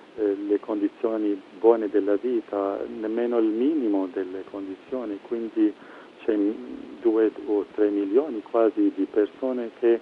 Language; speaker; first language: Italian; non-native, fluent; Arabic